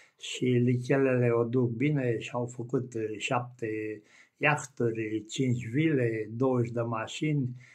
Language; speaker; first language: Romanian; native; Romanian